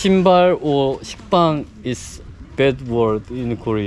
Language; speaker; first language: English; non-native, learner; Korean